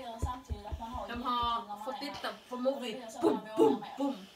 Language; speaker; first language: Swedish; non-native, learner; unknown